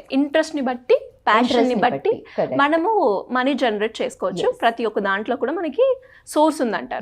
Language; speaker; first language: Telugu; native; Telugu